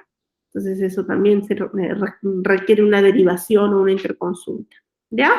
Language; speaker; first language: Spanish; native; Spanish